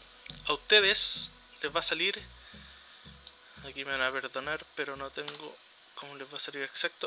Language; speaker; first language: Spanish; native; Spanish